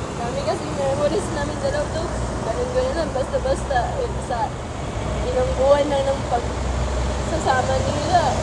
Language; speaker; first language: Filipino; non-native, local second language; Cebuano